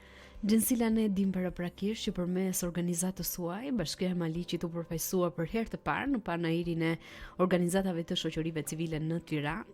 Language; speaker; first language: Albanian; native; Albanian